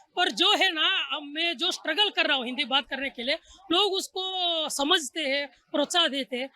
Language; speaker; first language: Hindi; non-native, local second language; Kannada